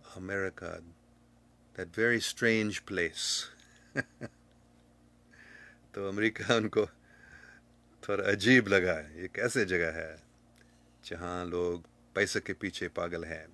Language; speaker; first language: Hindi; non-native, fluent; English